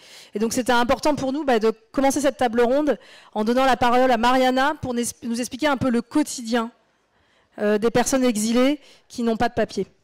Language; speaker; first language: French; native; French